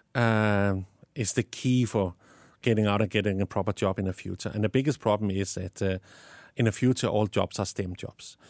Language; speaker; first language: English; non-native, fluent; Danish